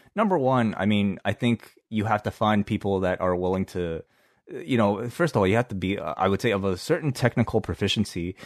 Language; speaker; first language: English; non-native, local second language; Cantonese